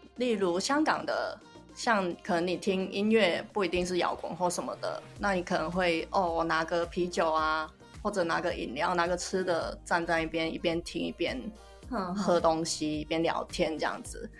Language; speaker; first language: Chinese; non-native, local second language; Cantonese